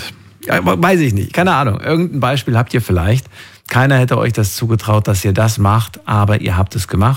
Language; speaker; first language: German; native; German